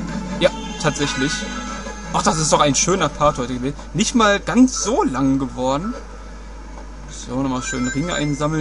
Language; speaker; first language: German; native; German